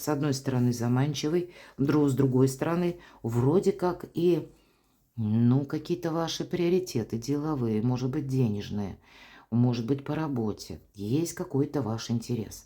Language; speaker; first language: Russian; native; Russian